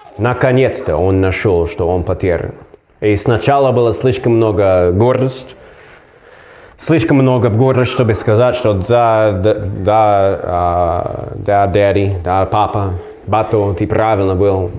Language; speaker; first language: Russian; non-native, learner; English